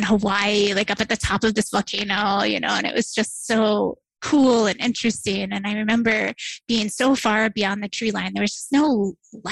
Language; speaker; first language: English; native; English